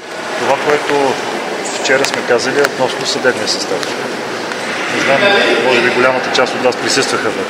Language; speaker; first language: Bulgarian; native; Bulgarian